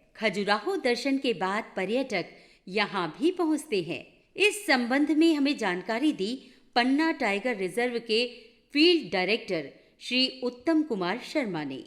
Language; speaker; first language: Hindi; native; Hindi